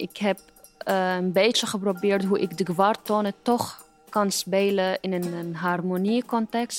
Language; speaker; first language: Dutch; non-native, fluent; Arabic